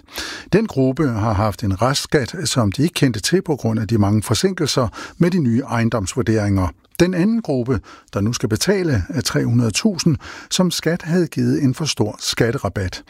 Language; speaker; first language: Danish; native; Danish